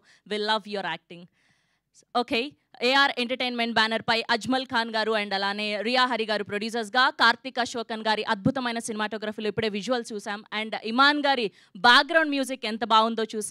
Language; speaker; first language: Telugu; native; Telugu